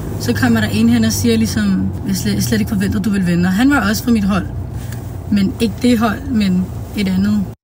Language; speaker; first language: Danish; native; Danish